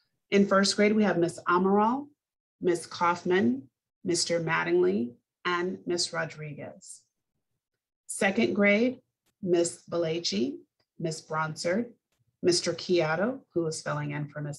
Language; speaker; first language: English; native; English